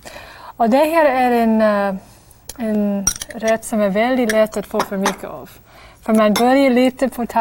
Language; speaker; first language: Swedish; non-native, fluent; English